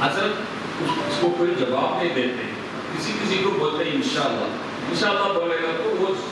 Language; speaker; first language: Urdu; non-native, local second language; Malayalam